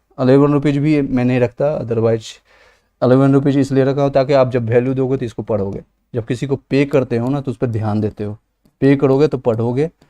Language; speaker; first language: Hindi; native; Hindi